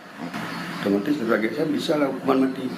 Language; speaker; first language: Indonesian; non-native, local second language; Achinese